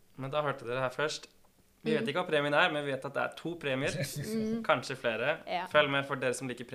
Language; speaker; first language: Norwegian; native; Norwegian